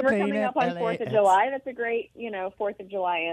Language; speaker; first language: English; native; English